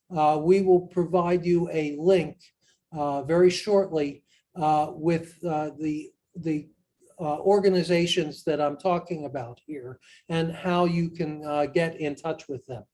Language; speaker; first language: English; native; English